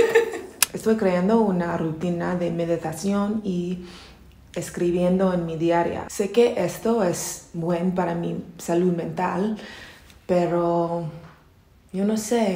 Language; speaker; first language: Spanish; non-native, learner; English